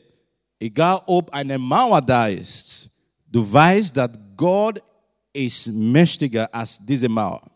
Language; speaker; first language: German; non-native, learner; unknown